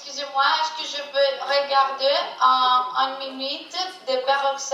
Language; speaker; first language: French; non-native, fluent; Greek